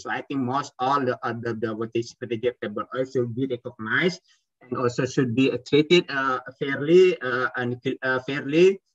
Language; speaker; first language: English; non-native, fluent; Indonesian